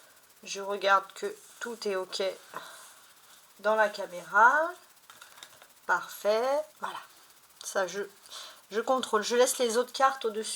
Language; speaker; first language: French; native; French